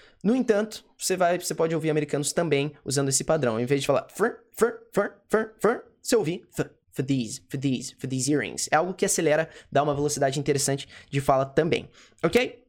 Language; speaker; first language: Portuguese; native; Portuguese